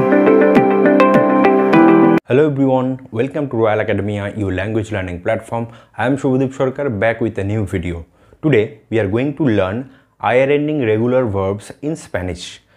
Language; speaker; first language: English; non-native, local second language; Bangla